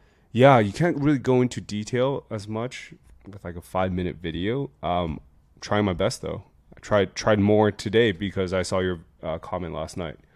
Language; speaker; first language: English; native; English